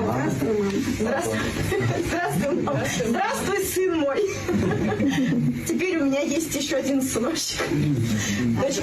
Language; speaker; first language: Russian; non-native, local second language; Kazakh